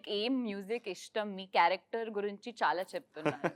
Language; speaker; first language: Telugu; non-native, learner; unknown